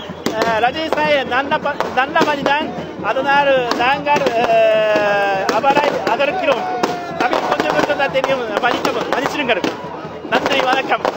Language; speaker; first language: Tamil; non-native, learner; Japanese